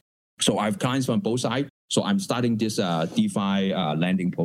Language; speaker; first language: English; non-native, local second language; Cantonese